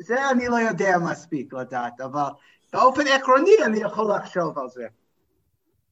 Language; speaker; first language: Hebrew; non-native, fluent; English